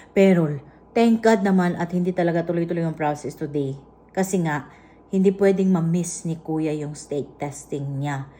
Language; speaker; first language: Filipino; native; Filipino